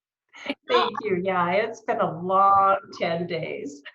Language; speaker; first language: English; native; English